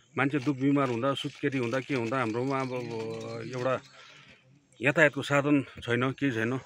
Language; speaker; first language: Nepali; native; Nepali